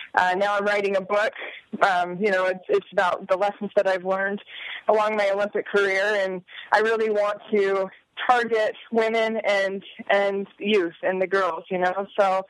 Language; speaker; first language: English; native; English